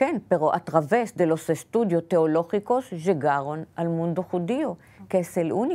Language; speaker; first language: Spanish; non-native, fluent; Hebrew